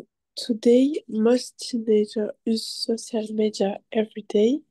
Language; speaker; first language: English; non-native, learner; French